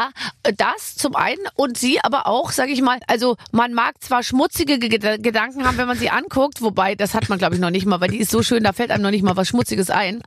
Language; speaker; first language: German; native; German